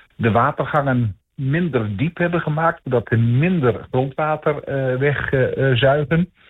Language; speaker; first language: Dutch; native; Dutch